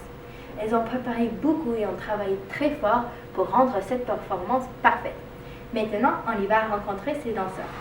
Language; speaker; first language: French; non-native, learner; English